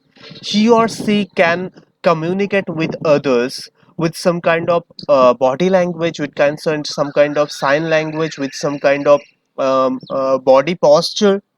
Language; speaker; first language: English; non-native, learner; Hindi